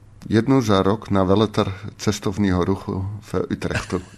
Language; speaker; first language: Czech; non-native, fluent; Dutch